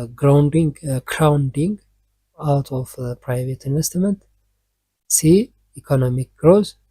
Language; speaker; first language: English; non-native, local second language; Amharic